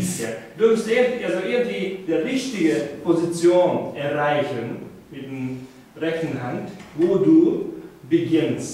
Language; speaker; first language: German; non-native, fluent; Japanese